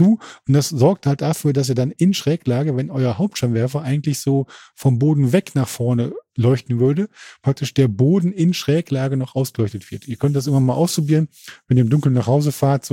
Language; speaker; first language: German; native; German